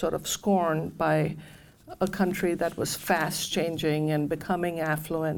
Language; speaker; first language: English; non-native, local second language; Gujarati